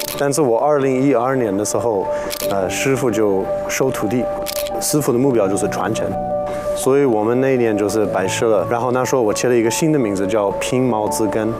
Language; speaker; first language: Chinese; non-native, fluent; English